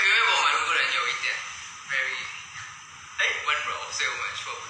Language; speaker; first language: Chinese; non-native, learner; Thai